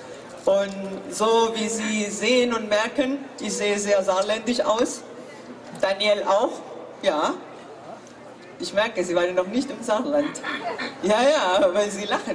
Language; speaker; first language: German; non-native, fluent; Spanish